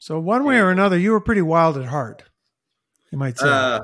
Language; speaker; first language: English; native; English